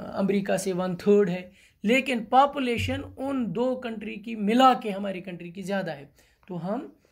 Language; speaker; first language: Hindi; non-native, local second language; Kashmiri